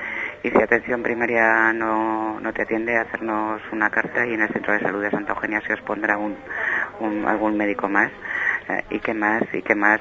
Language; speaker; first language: Spanish; native; Spanish